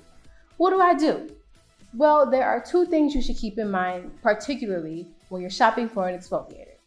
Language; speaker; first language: English; native; English